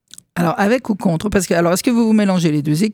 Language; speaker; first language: French; native; French